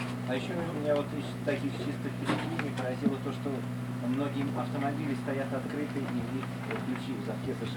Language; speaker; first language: Russian; native; Russian